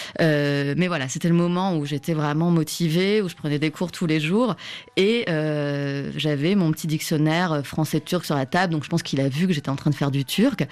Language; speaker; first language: French; native; French